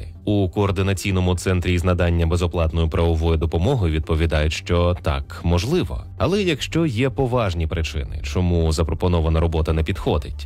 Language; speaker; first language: Ukrainian; native; Ukrainian